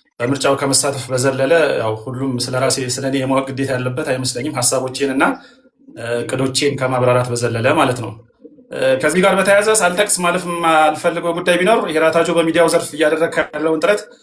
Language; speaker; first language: Amharic; non-native, local second language; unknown